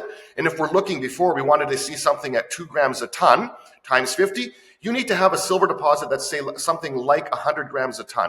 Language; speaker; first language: English; native; English